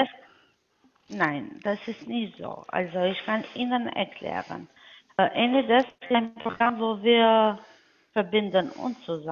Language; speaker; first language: German; non-native, learner; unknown